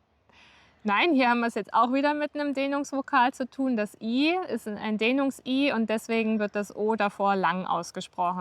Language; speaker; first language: German; native; German